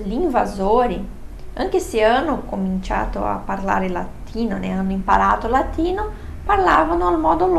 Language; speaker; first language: Italian; non-native, fluent; Portuguese